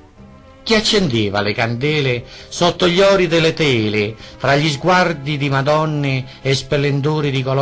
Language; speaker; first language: Italian; native; Italian